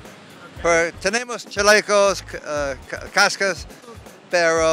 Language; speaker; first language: Spanish; non-native, learner; English